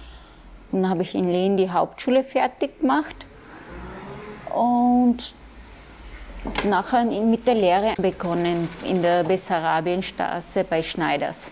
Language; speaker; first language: German; early bilingual, other home language; Turkish